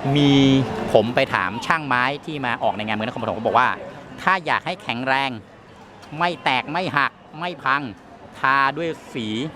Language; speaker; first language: Thai; native; Thai